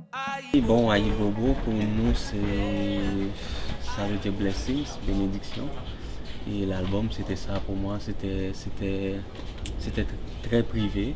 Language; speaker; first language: French; non-native, local second language; Haitian Creole